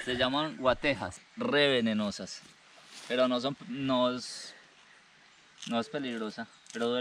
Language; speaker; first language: Spanish; native; Spanish